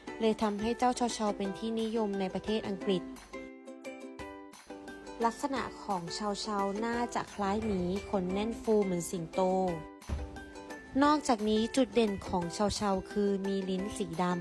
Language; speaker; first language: Thai; native; Thai